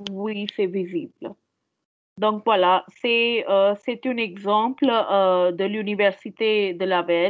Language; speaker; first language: French; non-native, fluent; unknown